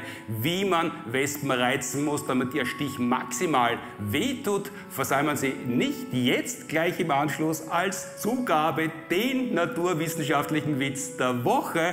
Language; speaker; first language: German; native; German